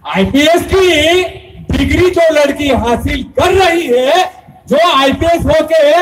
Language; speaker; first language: Hindi; non-native, local second language; Bhili